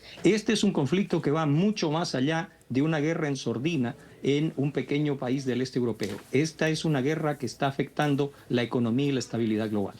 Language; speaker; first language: Spanish; native; Spanish